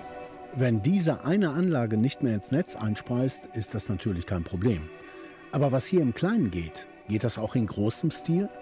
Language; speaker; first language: German; native; German